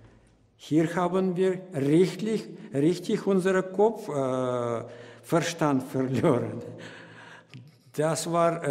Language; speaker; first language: German; non-native, learner; Russian